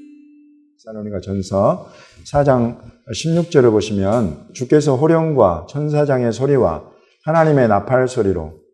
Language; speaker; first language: Korean; native; Korean